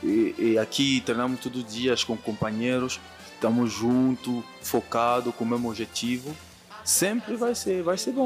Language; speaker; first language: Portuguese; non-native, learner; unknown